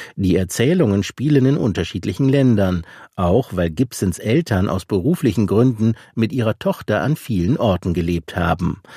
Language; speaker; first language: German; native; German